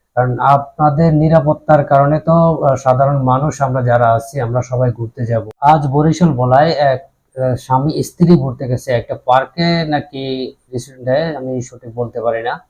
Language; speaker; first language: Bangla; native; Bangla